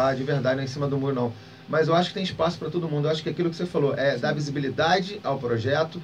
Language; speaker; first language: Portuguese; native; Portuguese